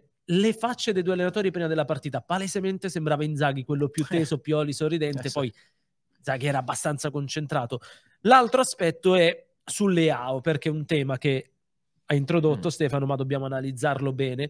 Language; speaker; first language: Italian; native; Italian